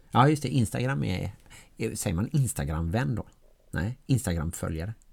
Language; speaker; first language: Swedish; native; Swedish